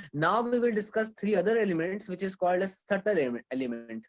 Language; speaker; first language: English; non-native, local second language; Hindi